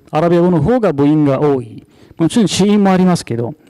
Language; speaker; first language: Japanese; non-native, fluent; Arabic